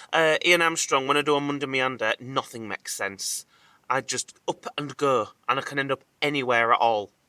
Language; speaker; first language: English; native; English